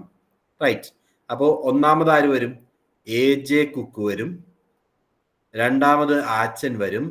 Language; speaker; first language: Malayalam; native; Malayalam